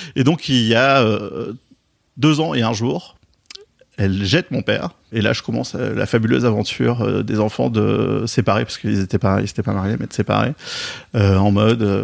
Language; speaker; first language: French; native; French